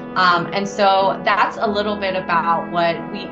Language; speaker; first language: English; native; English